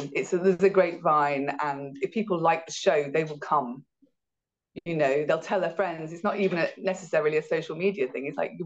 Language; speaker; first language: English; native; English